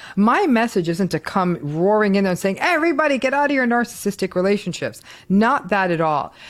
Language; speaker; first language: English; early bilingual, other home language; Hindi